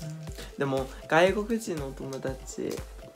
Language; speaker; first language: Japanese; non-native, learner; English